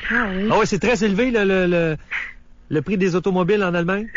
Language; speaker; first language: French; native; French